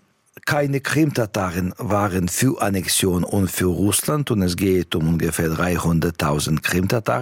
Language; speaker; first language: German; non-native, fluent; Russian